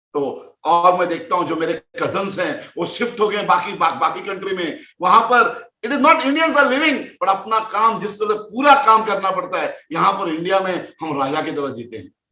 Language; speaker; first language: Hindi; non-native, local second language; Konkani